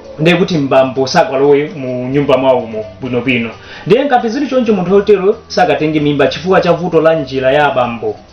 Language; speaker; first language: Nyanja; native; Nyanja